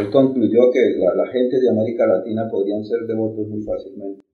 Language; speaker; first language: Spanish; native; Spanish